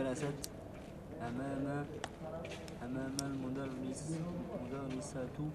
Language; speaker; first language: Arabic; non-native, learner; French